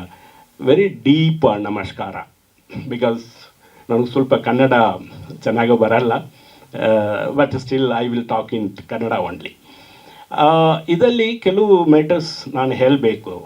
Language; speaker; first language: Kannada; non-native, fluent; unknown